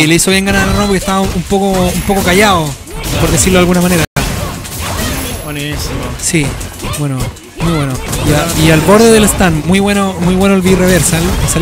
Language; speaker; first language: Spanish; native; Spanish